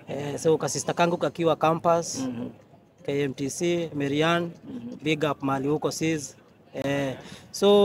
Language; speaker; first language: Swahili; non-native, local second language; Kikuyu